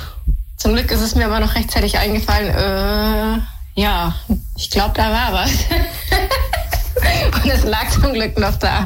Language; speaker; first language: German; native; German